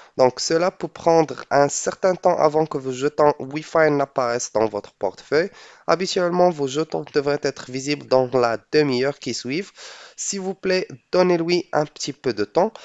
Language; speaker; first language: French; non-native, local second language; Arabic